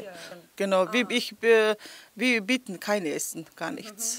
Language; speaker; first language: German; non-native, learner; Mongolian